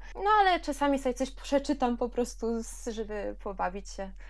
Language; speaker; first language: Polish; early bilingual, heritage; Polish